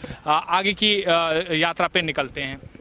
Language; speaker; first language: Hindi; native; Hindi